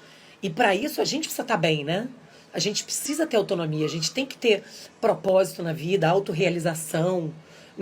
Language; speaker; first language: Portuguese; native; Portuguese